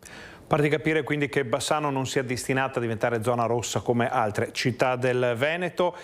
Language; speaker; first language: Italian; native; Italian